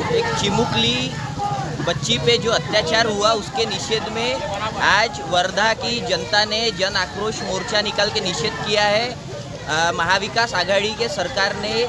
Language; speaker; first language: Hindi; non-native, local second language; Marathi